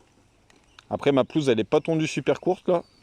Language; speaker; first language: French; native; French